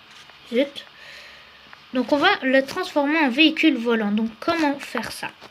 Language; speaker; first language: French; native; French